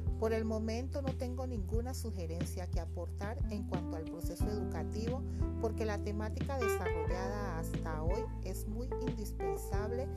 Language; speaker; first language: Spanish; native; Spanish